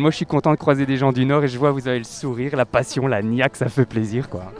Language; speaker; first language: French; native; French